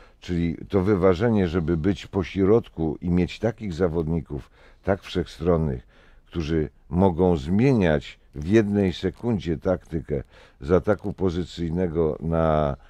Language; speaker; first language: Polish; native; Polish